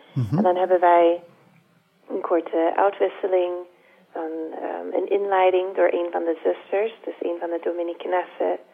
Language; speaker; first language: Dutch; non-native, fluent; English